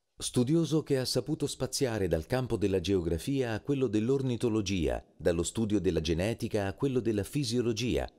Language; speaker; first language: Italian; native; Italian